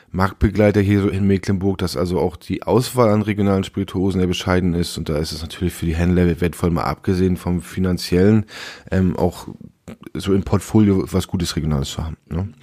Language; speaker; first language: German; native; German